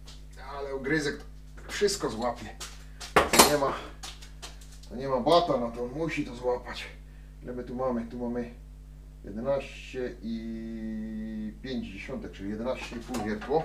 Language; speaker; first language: Polish; native; Polish